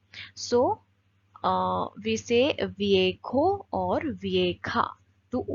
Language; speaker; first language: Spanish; non-native, learner; Hindi